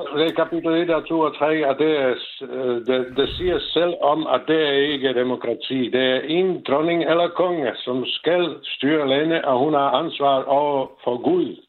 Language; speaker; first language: Danish; non-native, fluent; Czech